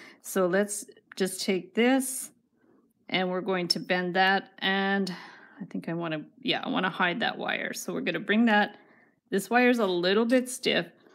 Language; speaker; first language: English; native; English